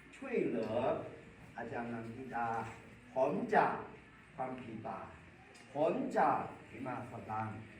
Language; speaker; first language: Thai; non-native, local second language; Akha